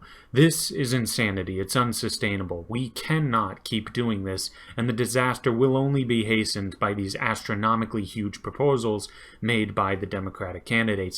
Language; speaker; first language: English; native; English